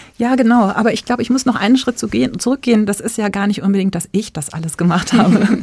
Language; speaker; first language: German; native; German